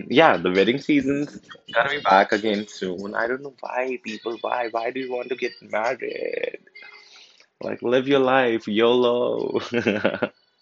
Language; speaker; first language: English; non-native, local second language; Punjabi